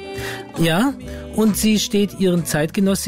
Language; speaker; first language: German; native; German